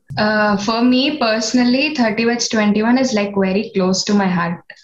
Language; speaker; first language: English; non-native, local second language; Telugu